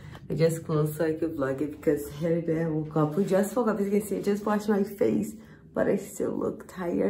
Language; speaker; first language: English; non-native, fluent; Portuguese